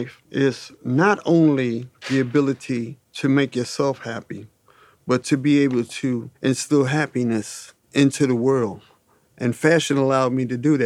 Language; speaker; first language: English; native; English